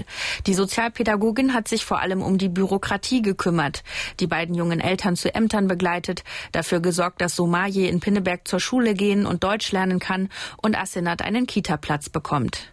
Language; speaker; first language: German; native; German